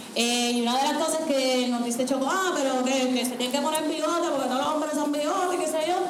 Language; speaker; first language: Spanish; native; Spanish